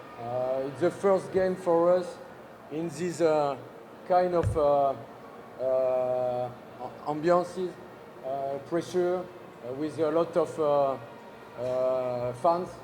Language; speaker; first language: English; non-native, learner; French